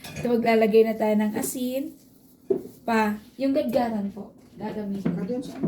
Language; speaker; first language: Filipino; non-native, local second language; Bikol